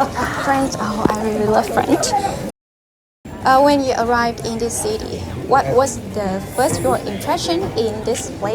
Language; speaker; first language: English; non-native, learner; Vietnamese